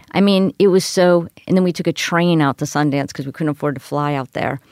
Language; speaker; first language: English; native; English